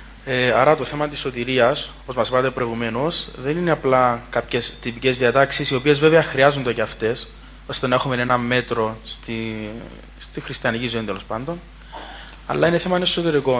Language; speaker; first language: Greek; native; Greek